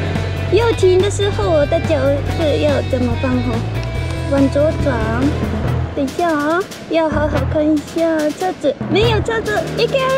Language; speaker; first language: Chinese; non-native, fluent; Japanese